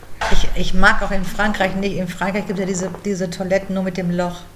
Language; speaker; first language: German; native; German